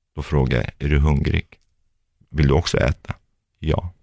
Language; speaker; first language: Swedish; non-native, fluent; Turkish